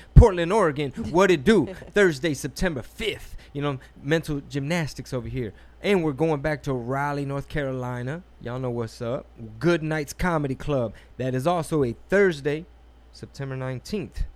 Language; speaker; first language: English; early bilingual, other home language; Spanish